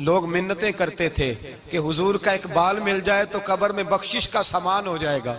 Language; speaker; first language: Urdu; non-native, local second language; Punjabi